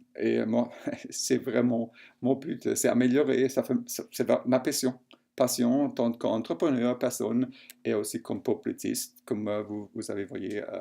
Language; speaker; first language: French; non-native, fluent; German